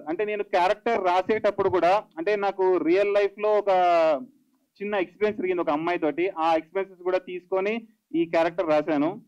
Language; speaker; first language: Telugu; native; Telugu